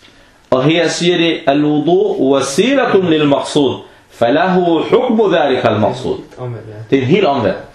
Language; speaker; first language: Danish; non-native, fluent; Arabic